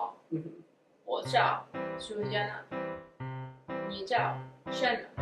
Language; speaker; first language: Chinese; non-native, learner; Portuguese